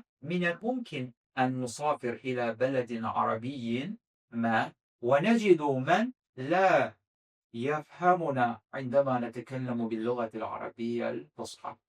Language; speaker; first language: Arabic; non-native, fluent; Azerbaijani